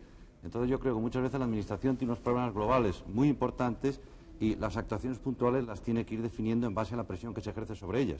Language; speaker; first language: Spanish; native; Spanish